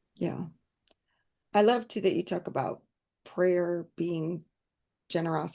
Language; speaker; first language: English; native; English